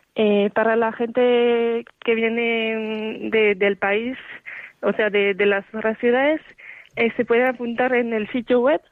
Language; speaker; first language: Spanish; non-native, fluent; French